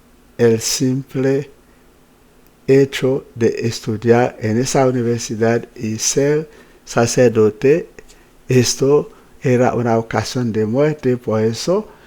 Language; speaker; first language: Spanish; non-native, fluent; Haitian Creole